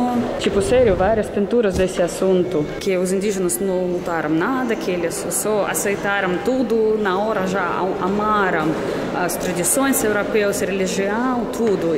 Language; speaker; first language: Portuguese; non-native, fluent; Russian